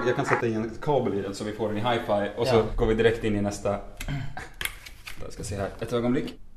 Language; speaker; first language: Swedish; native; Swedish